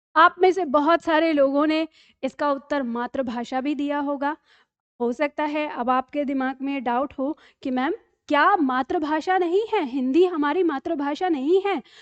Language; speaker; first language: Hindi; native; Hindi